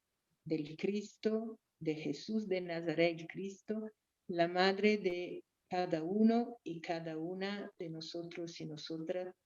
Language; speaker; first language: Spanish; non-native, fluent; Portuguese